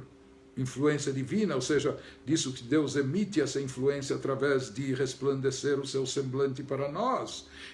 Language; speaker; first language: Portuguese; native; Portuguese